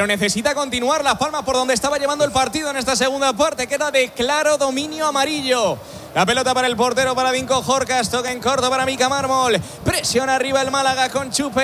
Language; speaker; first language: Spanish; native; Spanish